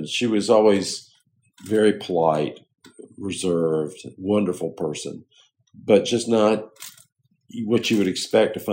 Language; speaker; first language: English; native; English